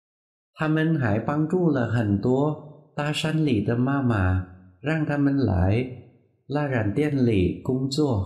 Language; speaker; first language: Chinese; non-native, fluent; Vietnamese